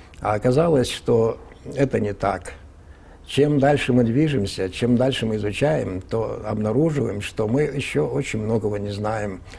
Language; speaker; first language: Russian; non-native, local second language; Ingush